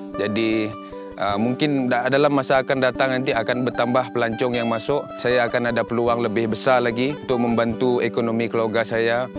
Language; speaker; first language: Malay; non-native, local second language; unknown